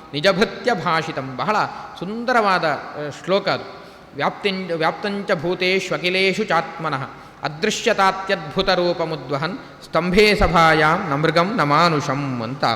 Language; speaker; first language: Kannada; native; Kannada